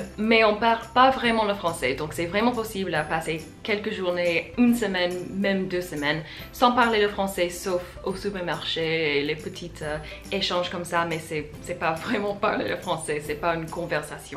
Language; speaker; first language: French; non-native, fluent; English